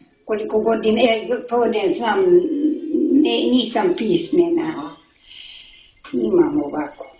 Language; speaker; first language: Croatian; non-native, local second language; Romany